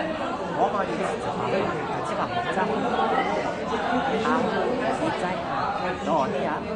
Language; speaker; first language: Chinese; non-native, learner; Korean